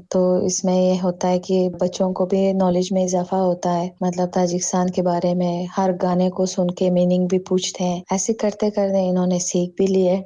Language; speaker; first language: Urdu; non-native, fluent; Tajik